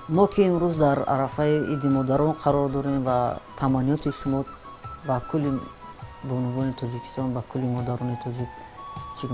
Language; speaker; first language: Persian; native; Persian